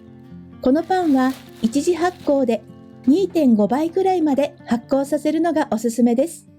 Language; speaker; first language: Japanese; native; Japanese